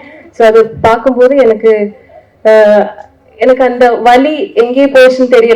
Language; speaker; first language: Tamil; non-native, learner; Malayalam